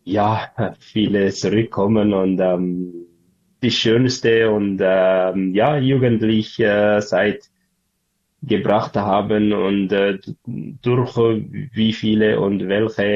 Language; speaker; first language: German; non-native, learner; Tigrinya